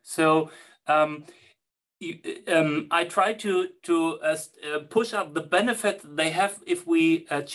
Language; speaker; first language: English; non-native, fluent; German